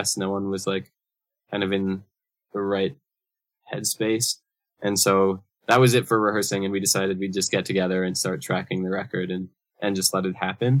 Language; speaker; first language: English; native; English